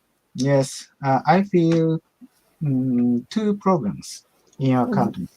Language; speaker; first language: English; non-native, learner; Japanese